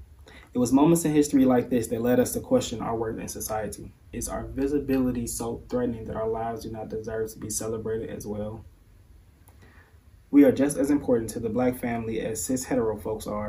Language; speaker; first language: English; native; English